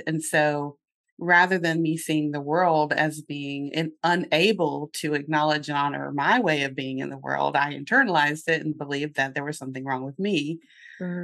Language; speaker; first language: English; native; English